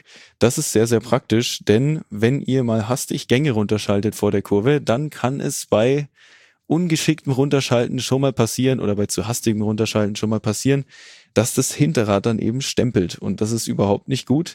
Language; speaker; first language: German; native; German